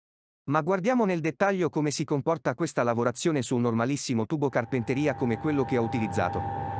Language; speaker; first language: Italian; native; Italian